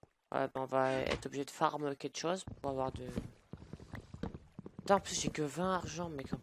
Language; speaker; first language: French; native; French